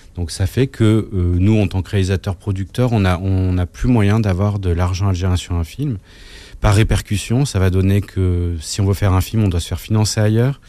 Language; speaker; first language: French; native; French